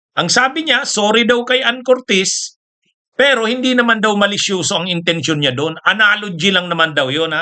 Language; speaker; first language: Filipino; native; Filipino